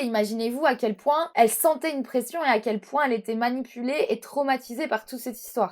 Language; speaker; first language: French; native; French